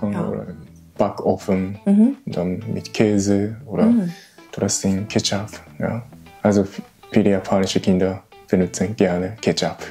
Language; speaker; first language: German; non-native, learner; Japanese